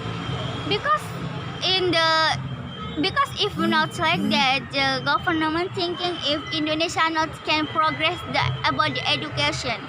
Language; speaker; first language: English; non-native, learner; Indonesian